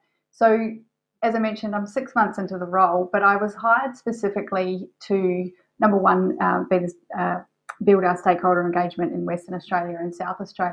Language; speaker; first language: English; native; English